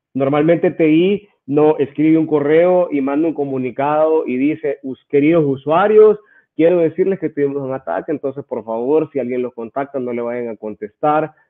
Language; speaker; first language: Spanish; native; Spanish